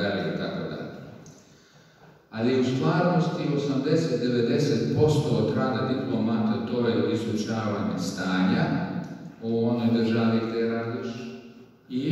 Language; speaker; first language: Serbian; non-native, fluent; Russian